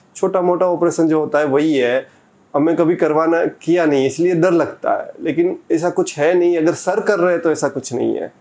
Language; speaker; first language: Hindi; non-native, local second language; Gujarati